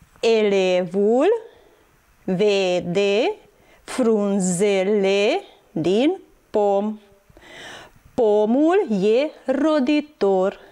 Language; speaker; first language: Romanian; non-native, local second language; Hungarian